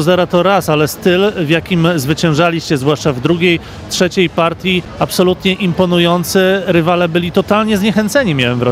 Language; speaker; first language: Polish; native; Polish